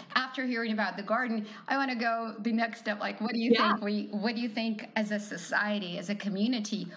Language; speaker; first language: English; non-native, fluent; Ukrainian